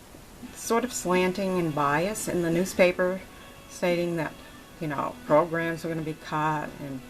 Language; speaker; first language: English; native; English